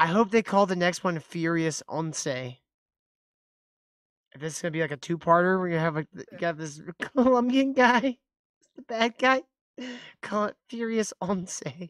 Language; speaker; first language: English; native; English